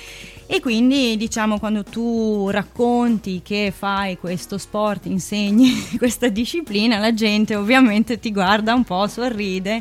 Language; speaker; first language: Italian; native; Italian